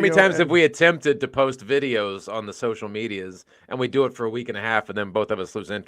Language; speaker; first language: English; native; English